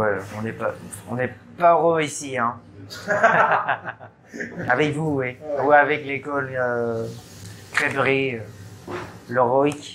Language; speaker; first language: French; non-native, learner; Vietnamese